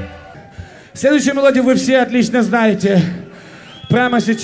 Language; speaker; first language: Russian; non-native, fluent; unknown